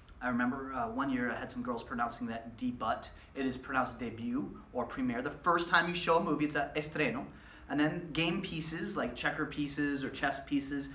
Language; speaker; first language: English; native; English